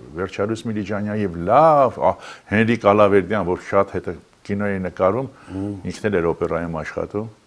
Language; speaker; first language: Armenian; native; Armenian